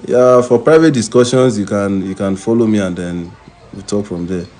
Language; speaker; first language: English; non-native, local second language; Yoruba